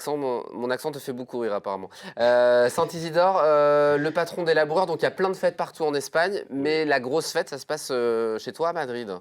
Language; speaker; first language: French; native; French